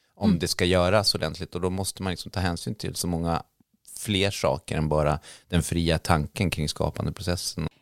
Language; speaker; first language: Swedish; native; Swedish